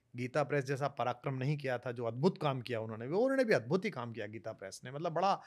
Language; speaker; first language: Hindi; native; Hindi